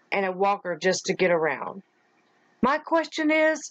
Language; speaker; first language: English; native; English